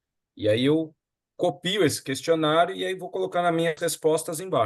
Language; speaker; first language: Portuguese; native; Portuguese